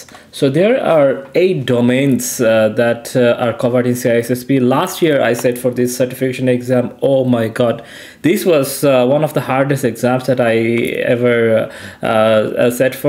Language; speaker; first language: English; non-native, local second language; Bangla